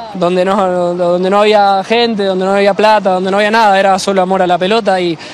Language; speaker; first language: Spanish; native; Spanish